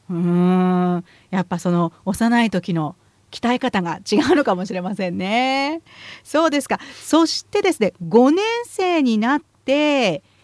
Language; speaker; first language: Japanese; native; Japanese